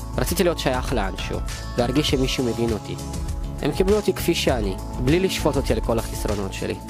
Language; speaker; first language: Hebrew; early bilingual, other home language; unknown